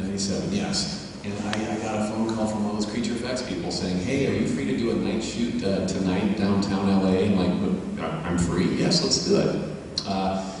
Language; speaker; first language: English; native; English